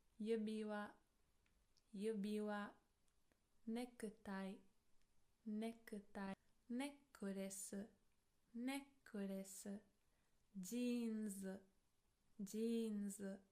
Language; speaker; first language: Japanese; non-native, fluent; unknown